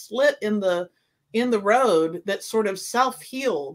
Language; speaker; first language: English; native; English